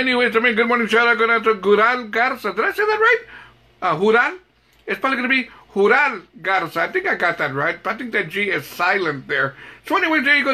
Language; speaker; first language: English; native; English